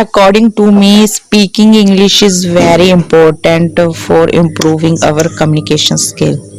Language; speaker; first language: English; non-native, learner; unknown